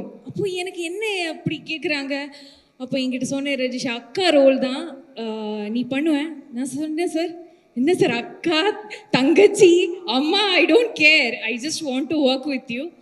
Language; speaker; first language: Tamil; non-native, learner; Malayalam